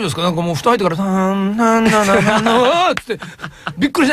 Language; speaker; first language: Japanese; native; Japanese